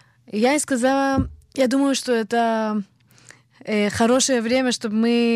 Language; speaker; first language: Russian; early bilingual, heritage; Russian